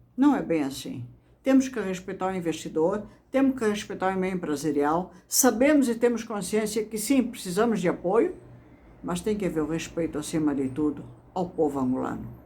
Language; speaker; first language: Portuguese; native; Portuguese